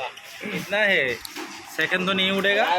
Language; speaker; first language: Hindi; non-native, learner; Bangla